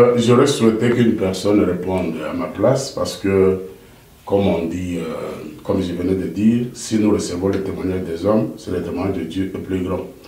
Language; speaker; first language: French; non-native, local second language; Lingala